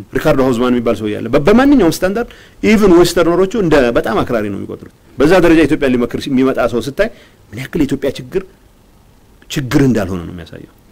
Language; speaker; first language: Amharic; non-native, local second language; Tigrinya